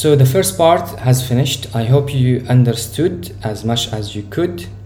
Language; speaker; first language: English; non-native, fluent; Arabic